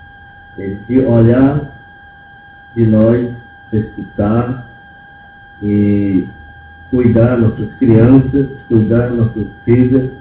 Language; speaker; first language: Portuguese; non-native, local second language; Yanomámi